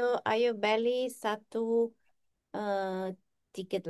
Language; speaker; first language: Indonesian; non-native, learner; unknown